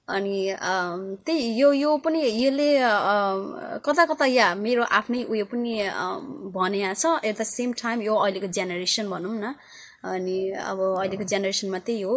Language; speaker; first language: Nepali; early bilingual, heritage; Nepali